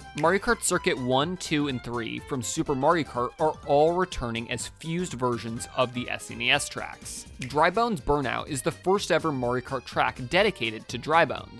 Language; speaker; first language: English; native; English